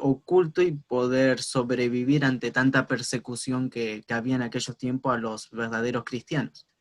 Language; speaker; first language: Spanish; native; Spanish